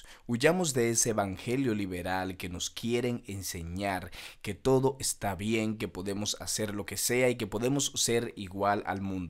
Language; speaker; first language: Spanish; native; Spanish